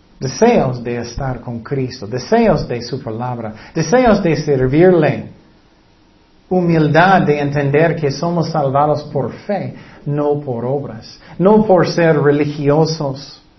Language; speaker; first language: Spanish; non-native, fluent; English